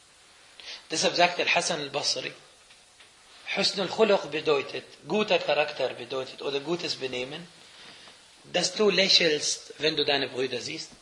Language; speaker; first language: German; non-native, fluent; Arabic